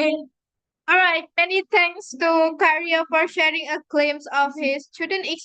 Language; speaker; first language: English; non-native, fluent; Indonesian